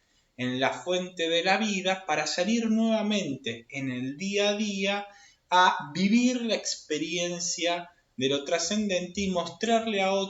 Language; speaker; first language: Spanish; native; Spanish